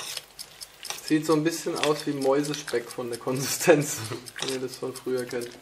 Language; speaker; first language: German; native; German